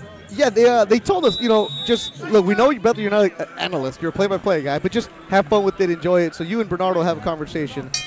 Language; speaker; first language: English; native; English